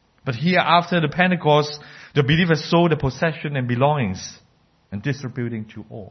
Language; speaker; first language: English; non-native, fluent; Cantonese